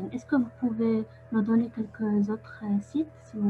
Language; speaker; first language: French; non-native, local second language; Arabic